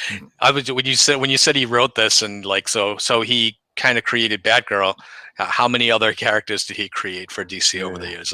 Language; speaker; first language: English; native; English